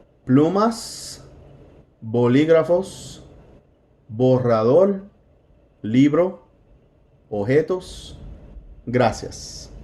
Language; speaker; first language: Spanish; non-native, fluent; English